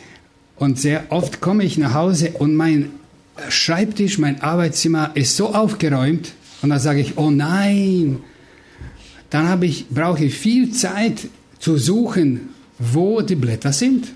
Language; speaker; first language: German; non-native, fluent; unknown